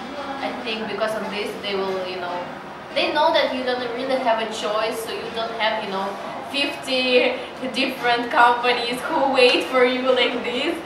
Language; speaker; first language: English; non-native, learner; Russian